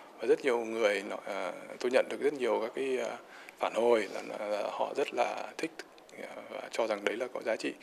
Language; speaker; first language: Vietnamese; native; Vietnamese